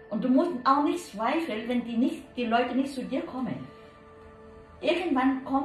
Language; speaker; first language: German; non-native, learner; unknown